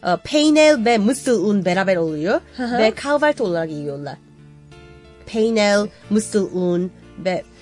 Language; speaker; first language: Turkish; non-native, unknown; Korean